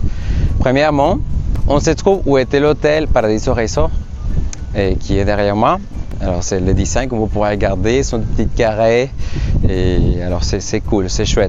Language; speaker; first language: French; non-native, fluent; Spanish